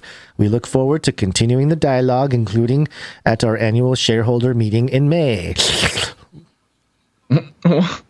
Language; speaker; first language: English; native; English